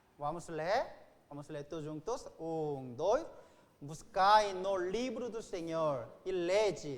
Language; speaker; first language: Portuguese; non-native, fluent; Korean